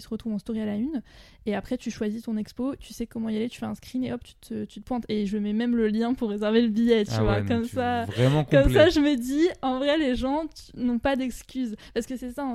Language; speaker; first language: French; native; French